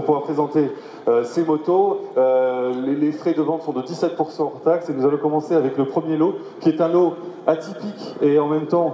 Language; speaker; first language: French; native; French